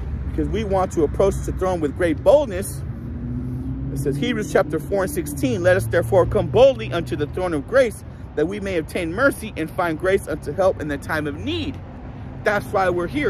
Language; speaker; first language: English; native; English